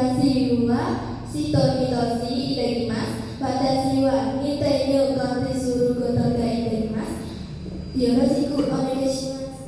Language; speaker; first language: Japanese; non-native, learner; Indonesian